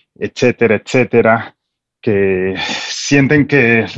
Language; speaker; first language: Spanish; native; Spanish